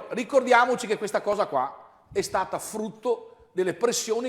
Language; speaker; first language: Italian; native; Italian